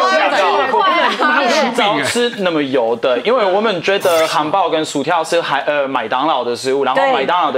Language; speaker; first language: Chinese; non-native, fluent; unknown